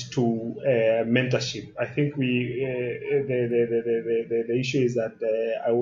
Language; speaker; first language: English; non-native, local second language; Kikuyu